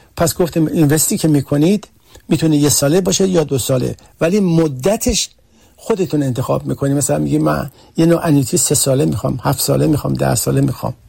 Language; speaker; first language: Persian; early bilingual, heritage; Persian